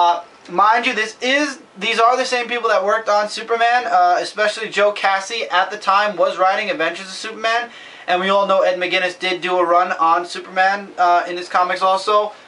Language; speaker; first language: English; native; English